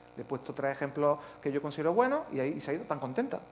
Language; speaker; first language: Spanish; native; Spanish